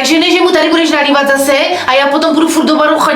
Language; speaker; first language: Czech; native; Czech